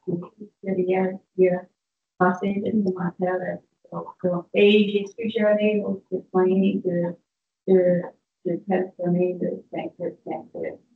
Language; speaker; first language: French; non-native, local second language; English